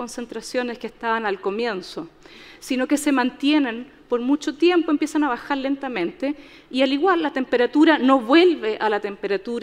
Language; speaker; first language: Spanish; native; Spanish